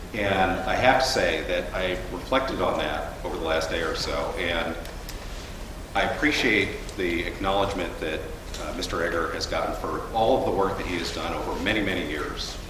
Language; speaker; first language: English; native; English